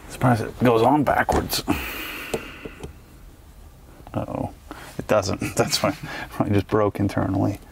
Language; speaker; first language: English; native; English